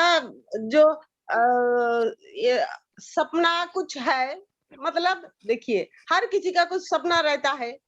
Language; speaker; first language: Hindi; non-native, local second language; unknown